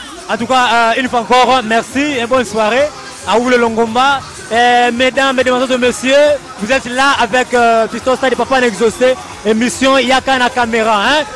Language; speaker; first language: French; non-native, local second language; Lingala